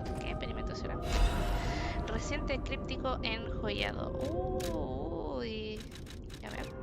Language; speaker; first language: Spanish; native; Spanish